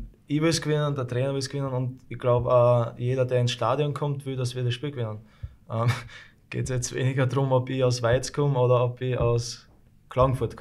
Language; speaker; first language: German; native; German